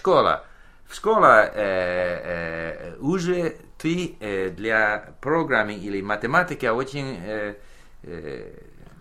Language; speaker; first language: Russian; non-native, learner; English